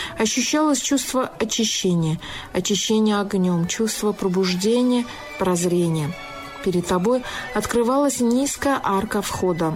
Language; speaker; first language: Russian; non-native, local second language; Tajik